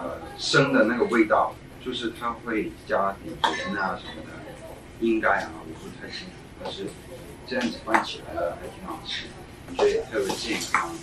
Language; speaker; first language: Chinese; non-native, local second language; Cantonese